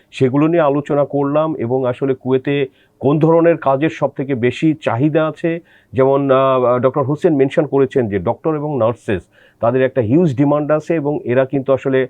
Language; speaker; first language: Bangla; native; Bangla